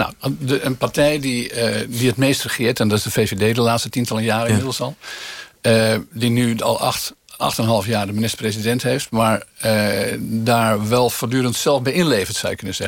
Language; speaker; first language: Dutch; native; Dutch